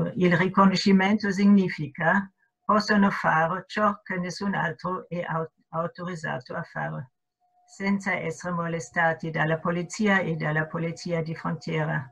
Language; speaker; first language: Italian; non-native, fluent; German